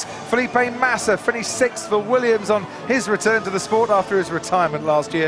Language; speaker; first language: English; native; English